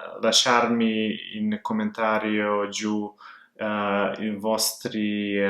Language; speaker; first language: Italian; non-native, fluent; Serbian